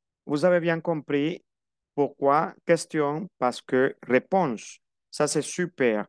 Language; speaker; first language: French; non-native, fluent; Spanish